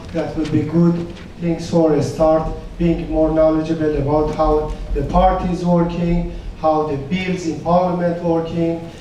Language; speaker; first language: English; non-native, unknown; Persian